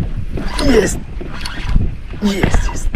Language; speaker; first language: Russian; non-native, local second language; Uzbek